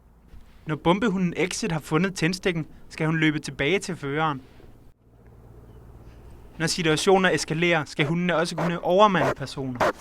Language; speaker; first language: Danish; native; Danish